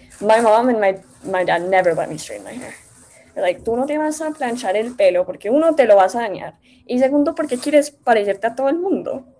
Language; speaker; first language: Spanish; native; Spanish